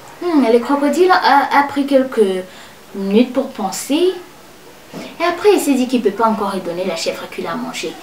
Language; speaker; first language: French; non-native, local second language; Kinyarwanda